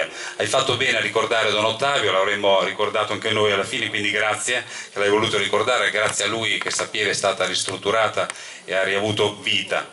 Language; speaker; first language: Italian; native; Italian